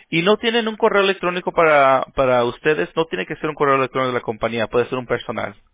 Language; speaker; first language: Spanish; early bilingual, heritage; Spanish